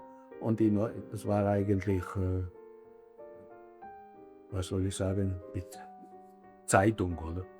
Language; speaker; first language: German; early bilingual, other home language; Italian